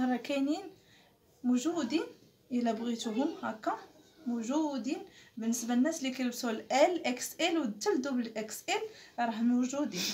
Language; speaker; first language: Arabic; native; Arabic